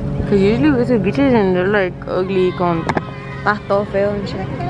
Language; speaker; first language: English; early bilingual, other home language; Spanish